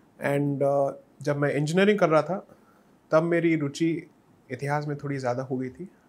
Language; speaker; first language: Hindi; non-native, local second language; Tamil